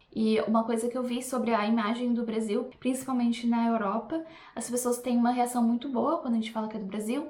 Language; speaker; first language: Portuguese; native; Portuguese